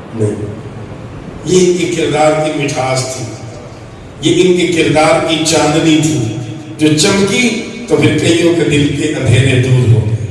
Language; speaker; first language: Urdu; non-native, local second language; Punjabi